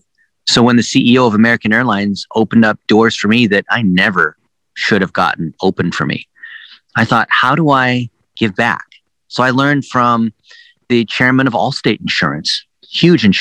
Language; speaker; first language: English; early bilingual, other home language; Chinese